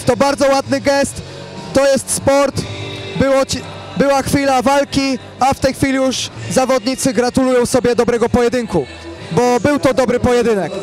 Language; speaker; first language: Polish; native; Polish